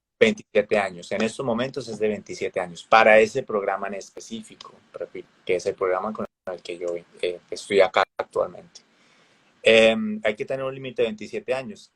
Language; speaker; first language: Spanish; native; Spanish